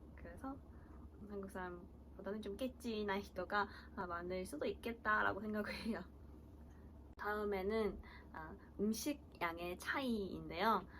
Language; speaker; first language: Korean; early bilingual, heritage; Korean